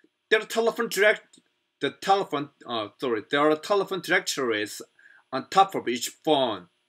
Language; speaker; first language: English; non-native, fluent; Korean